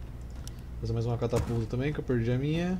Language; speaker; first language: Portuguese; native; Portuguese